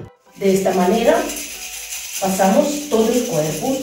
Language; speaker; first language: Spanish; non-native, fluent; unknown